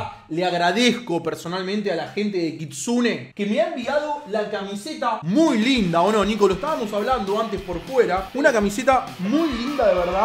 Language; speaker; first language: Spanish; native; Spanish